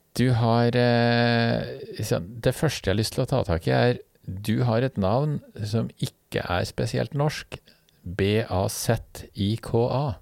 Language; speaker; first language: Norwegian; native; Norwegian